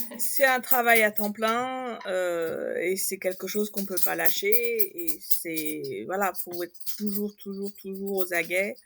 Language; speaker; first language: French; native; French